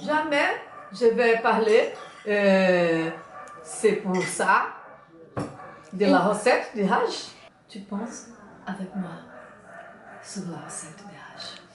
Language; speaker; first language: French; non-native, learner; Portuguese